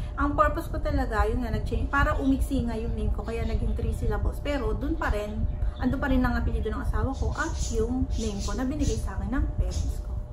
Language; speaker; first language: Filipino; native; Filipino